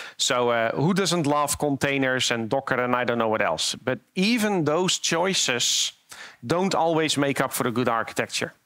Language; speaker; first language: English; non-native, fluent; Dutch